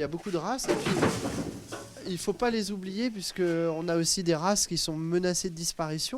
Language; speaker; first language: French; native; French